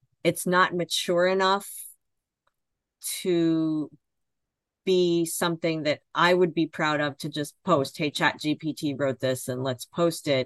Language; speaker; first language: English; native; English